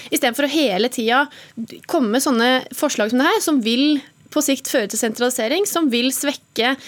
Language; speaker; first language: Norwegian; native; Norwegian